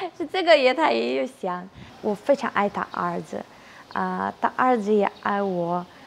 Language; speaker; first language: Chinese; non-native, learner; Ukrainian